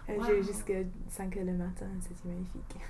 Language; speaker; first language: French; non-native, fluent; English